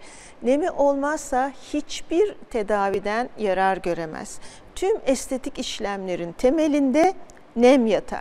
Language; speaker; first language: Turkish; native; Turkish